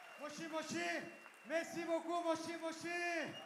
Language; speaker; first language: French; non-native, learner; Portuguese